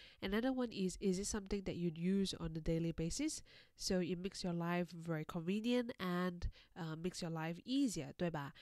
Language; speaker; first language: English; non-native, fluent; Chinese